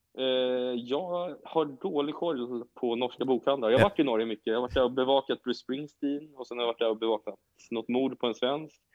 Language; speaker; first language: Swedish; native; Swedish